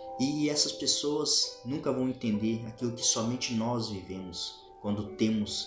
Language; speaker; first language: Portuguese; native; Portuguese